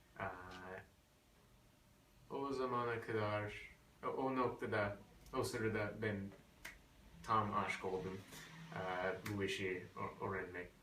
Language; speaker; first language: Turkish; non-native, learner; English